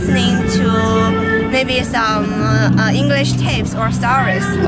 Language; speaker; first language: English; non-native, learner; Chinese